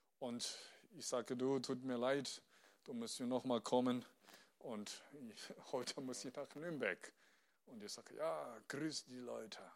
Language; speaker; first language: German; non-native, fluent; Chinese